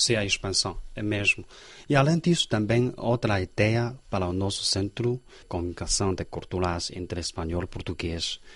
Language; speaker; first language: Portuguese; non-native, learner; Chinese